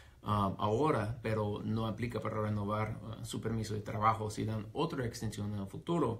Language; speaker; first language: Spanish; non-native, fluent; English